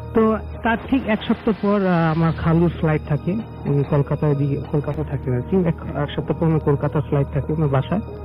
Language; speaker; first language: Bangla; early bilingual, heritage; Bangla